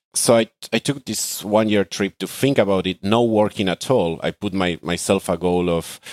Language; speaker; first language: English; non-native, fluent; Spanish